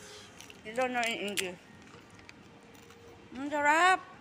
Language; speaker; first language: English; non-native, local second language; Filipino